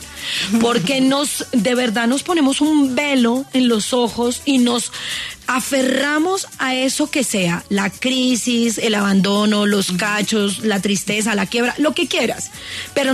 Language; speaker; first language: Spanish; native; Spanish